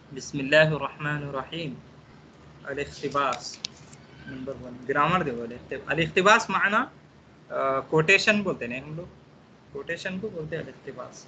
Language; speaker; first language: Urdu; native; Urdu